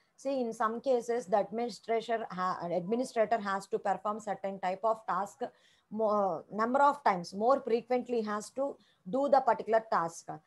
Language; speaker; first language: English; non-native, local second language; Telugu